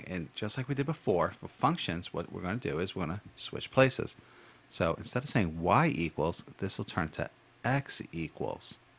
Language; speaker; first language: English; native; English